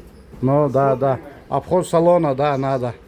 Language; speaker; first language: Russian; non-native, local second language; Kyrgyz